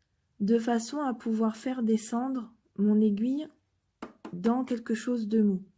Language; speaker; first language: French; native; French